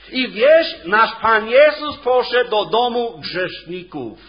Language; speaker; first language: Polish; non-native, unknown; English